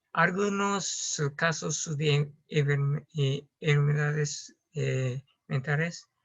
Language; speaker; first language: Spanish; non-native, learner; Japanese